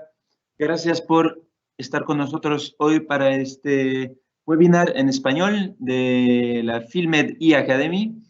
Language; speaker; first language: Spanish; non-native, fluent; Portuguese